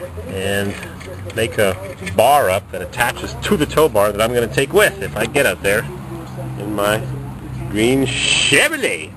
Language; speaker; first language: English; native; English